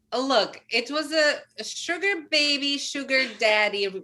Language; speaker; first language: English; non-native, fluent; Albanian